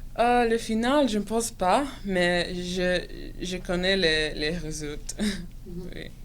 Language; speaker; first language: French; non-native, local second language; English